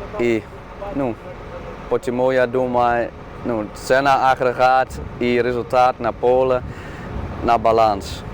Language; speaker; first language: Ukrainian; non-native, learner; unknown